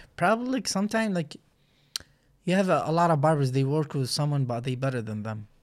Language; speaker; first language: English; non-native, learner; Arabic